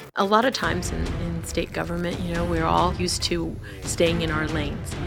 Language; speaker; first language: English; early bilingual, other home language; Filipino